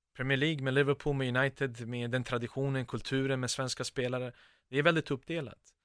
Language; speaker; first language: Swedish; early bilingual, other home language; Bosnian